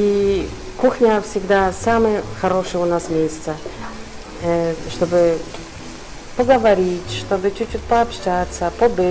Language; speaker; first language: Russian; non-native, fluent; Polish